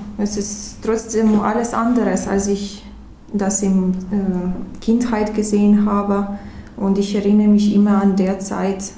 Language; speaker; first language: German; non-native, learner; Ukrainian